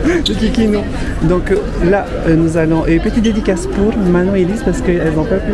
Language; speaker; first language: French; native; French